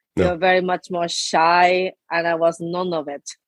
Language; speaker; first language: English; non-native, fluent; Japanese